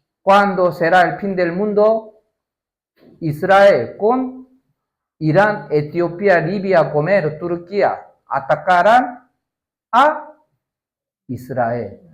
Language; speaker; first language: Spanish; non-native, learner; Korean